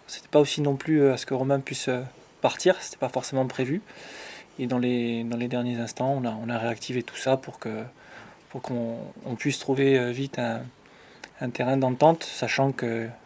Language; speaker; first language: French; native; French